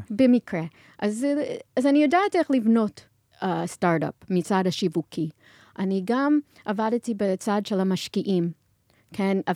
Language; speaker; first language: Hebrew; non-native, fluent; English